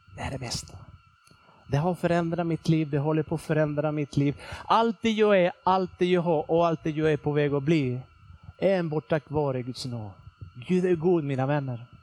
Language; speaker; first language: Swedish; non-native, fluent; Spanish